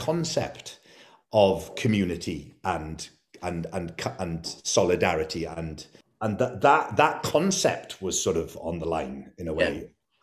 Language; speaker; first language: English; native; English